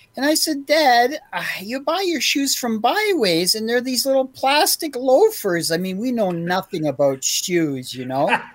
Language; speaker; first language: English; native; English